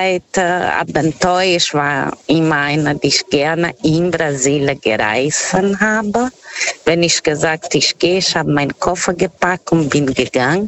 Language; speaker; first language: German; non-native, fluent; Portuguese